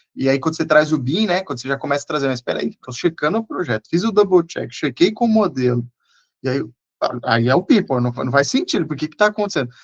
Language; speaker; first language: Portuguese; native; Portuguese